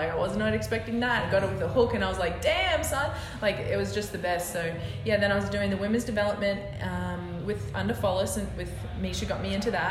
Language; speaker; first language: English; native; English